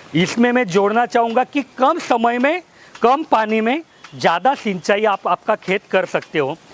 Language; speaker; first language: Hindi; non-native, local second language; Marathi